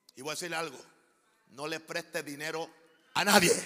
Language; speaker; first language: Spanish; native; Spanish